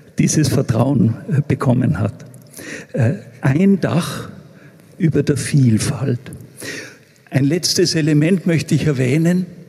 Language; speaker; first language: German; native; German